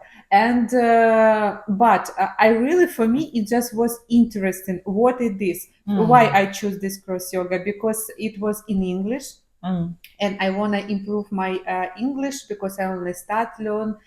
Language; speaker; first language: English; non-native, learner; Ukrainian